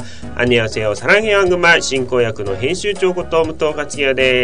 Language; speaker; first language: Korean; non-native, fluent; Japanese